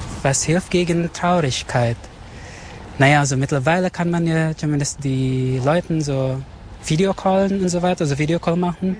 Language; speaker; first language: German; non-native, fluent; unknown